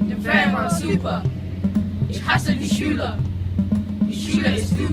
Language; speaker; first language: German; non-native, learner; English